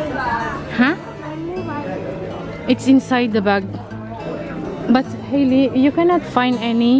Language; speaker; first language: English; non-native, local second language; Filipino